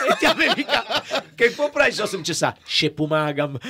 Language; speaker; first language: Bulgarian; non-native, learner; Italian